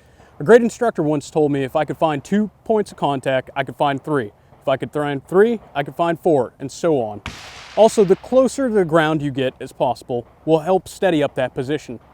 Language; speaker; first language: English; native; English